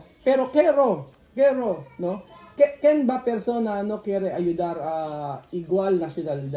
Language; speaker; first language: Spanish; non-native, learner; Filipino